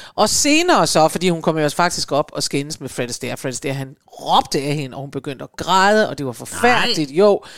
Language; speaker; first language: Danish; native; Danish